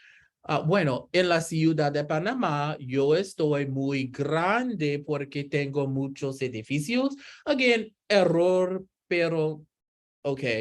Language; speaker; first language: Spanish; non-native, learner; English